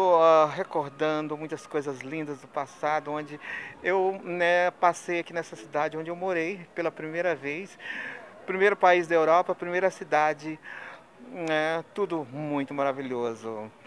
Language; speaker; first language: Portuguese; non-native, fluent; Spanish